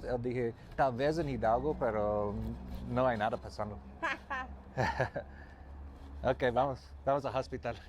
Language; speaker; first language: Spanish; non-native, learner; English